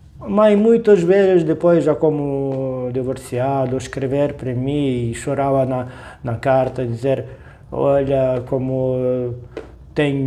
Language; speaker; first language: Portuguese; non-native, learner; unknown